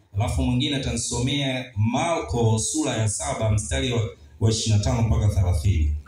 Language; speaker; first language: Swahili; native; Swahili